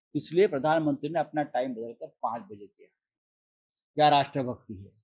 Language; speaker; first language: Hindi; non-native, local second language; Marathi